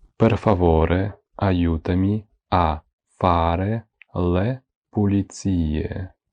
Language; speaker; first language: Italian; non-native, fluent; Ukrainian